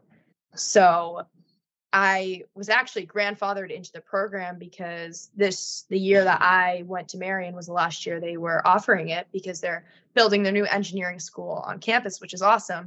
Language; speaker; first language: English; native; English